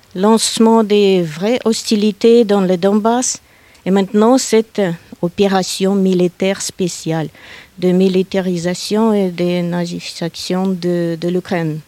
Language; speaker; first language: French; non-native, fluent; Russian